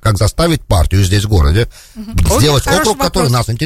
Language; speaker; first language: Russian; native; Russian